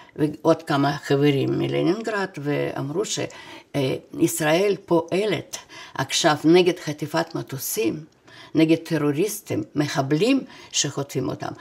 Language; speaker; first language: Hebrew; non-native, fluent; Russian